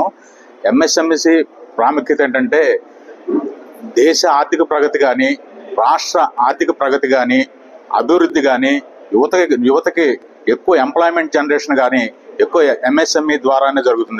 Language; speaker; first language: Telugu; native; Telugu